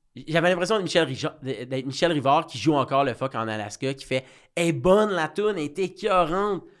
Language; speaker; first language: French; native; French